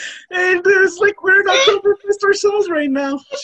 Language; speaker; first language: English; native; English